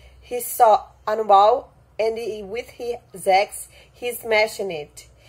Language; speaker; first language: English; non-native, fluent; Portuguese